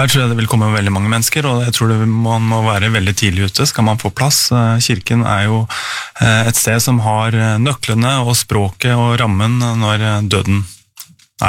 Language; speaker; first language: Norwegian; native; Norwegian